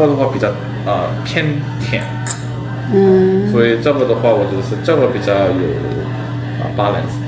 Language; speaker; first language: Chinese; non-native, fluent; Korean